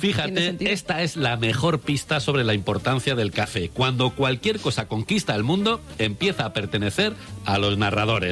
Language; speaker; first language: Spanish; native; Spanish